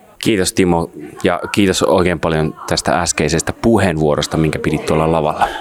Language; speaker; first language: Finnish; native; Finnish